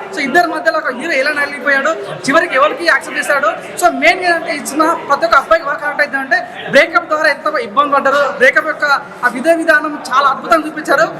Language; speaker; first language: Telugu; native; Telugu